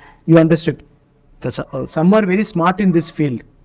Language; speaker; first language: English; non-native, local second language; Malayalam